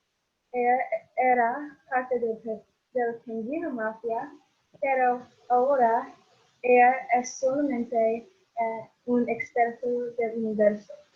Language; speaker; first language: Spanish; non-native, learner; English